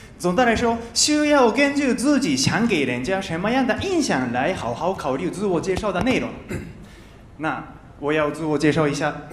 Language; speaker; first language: Chinese; non-native, fluent; Japanese